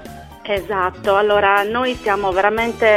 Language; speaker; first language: Italian; native; Italian